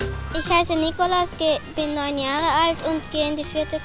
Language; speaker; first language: German; early bilingual, heritage; German